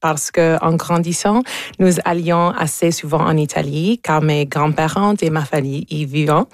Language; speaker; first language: French; non-native, local second language; English